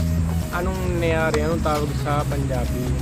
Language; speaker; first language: Filipino; non-native, learner; Punjabi